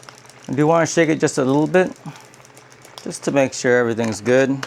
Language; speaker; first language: English; native; English